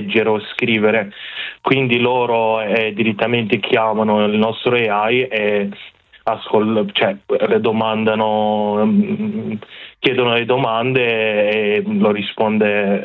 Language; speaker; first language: Italian; non-native, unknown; Persian